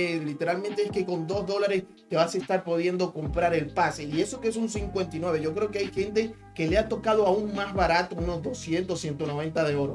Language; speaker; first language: Spanish; native; Spanish